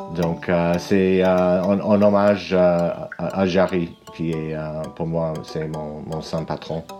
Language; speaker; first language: French; non-native, fluent; English